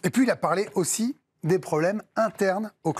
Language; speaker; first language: French; native; French